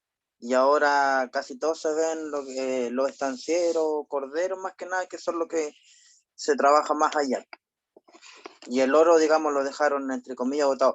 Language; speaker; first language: Spanish; native; Spanish